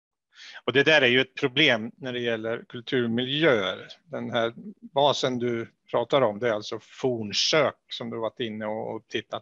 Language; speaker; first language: Swedish; native; Swedish